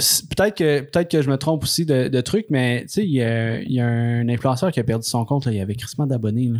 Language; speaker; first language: French; native; French